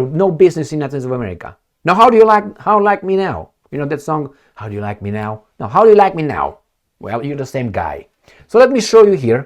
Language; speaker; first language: English; non-native, fluent; Romanian